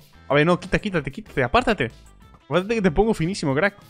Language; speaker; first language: Spanish; native; Spanish